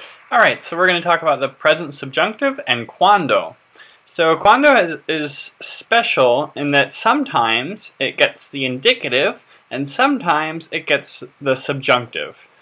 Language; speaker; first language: English; native; English